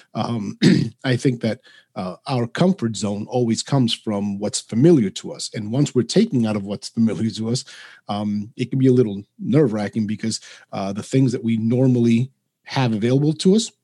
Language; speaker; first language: English; early bilingual, other home language; Spanish